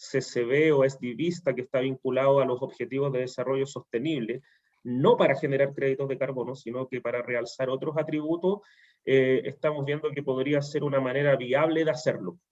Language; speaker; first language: Spanish; native; Spanish